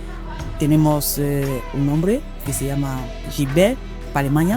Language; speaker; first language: Spanish; non-native, fluent; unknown